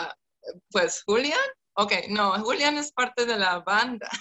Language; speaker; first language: Spanish; non-native, fluent; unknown